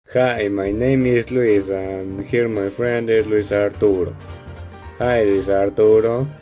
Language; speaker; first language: English; non-native, learner; Spanish